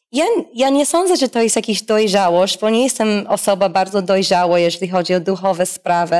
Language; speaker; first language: Polish; non-native, fluent; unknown